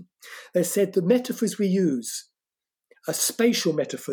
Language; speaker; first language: English; non-native, fluent; French